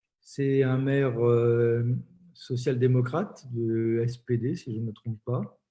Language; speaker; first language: French; native; French